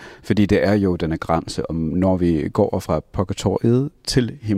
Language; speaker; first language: Danish; non-native, fluent; English